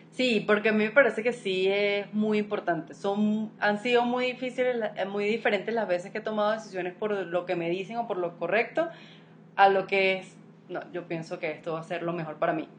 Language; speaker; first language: Spanish; native; Spanish